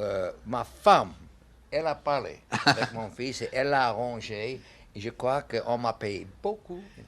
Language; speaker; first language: French; non-native, learner; English